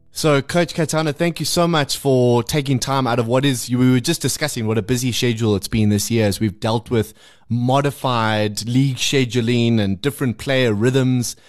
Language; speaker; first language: English; native; English